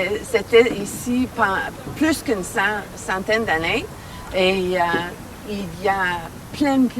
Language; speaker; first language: French; non-native, learner; English